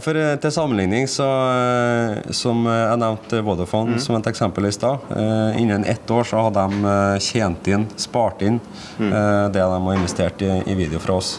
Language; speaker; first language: Norwegian; native; Norwegian